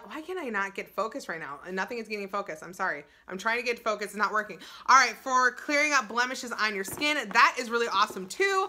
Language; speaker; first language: English; native; English